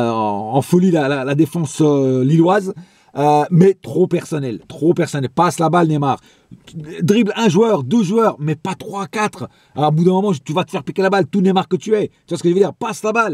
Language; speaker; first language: French; native; French